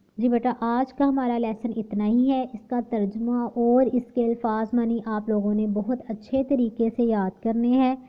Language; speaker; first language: Urdu; native; Urdu